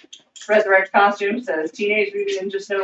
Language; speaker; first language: English; native; English